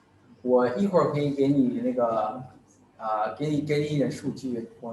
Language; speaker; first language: Chinese; non-native, fluent; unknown